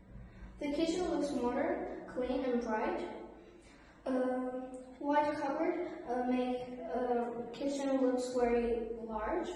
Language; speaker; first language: English; non-native, learner; Azerbaijani